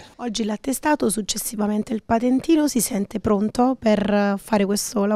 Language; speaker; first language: Italian; native; Italian